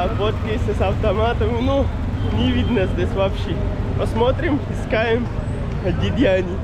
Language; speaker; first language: Russian; non-native, learner; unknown